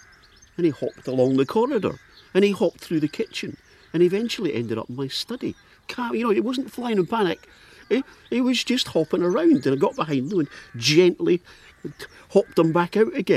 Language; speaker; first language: English; native; English